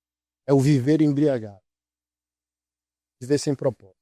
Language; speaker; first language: Portuguese; native; Portuguese